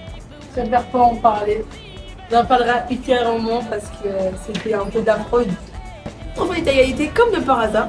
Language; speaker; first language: French; native; French